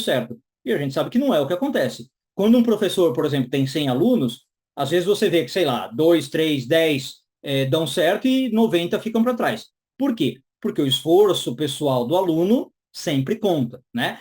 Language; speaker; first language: Portuguese; native; Portuguese